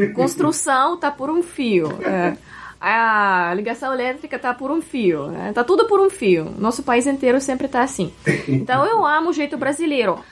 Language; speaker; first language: Portuguese; non-native, fluent; Russian